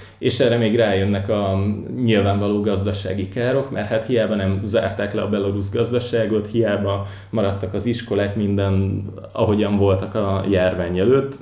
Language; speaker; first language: Hungarian; native; Hungarian